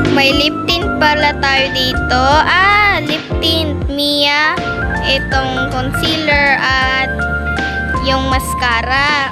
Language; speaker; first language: Filipino; non-native, local second language; Cebuano